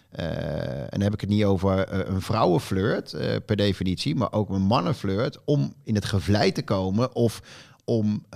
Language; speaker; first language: Dutch; native; Dutch